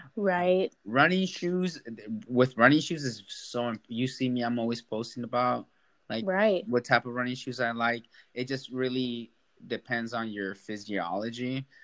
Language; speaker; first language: English; early bilingual, other home language; Spanish